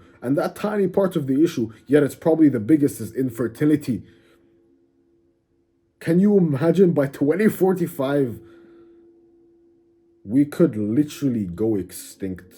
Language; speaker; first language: English; native; English